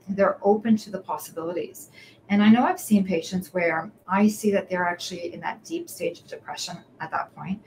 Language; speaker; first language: English; native; English